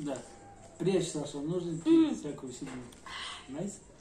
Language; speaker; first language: Russian; native; Russian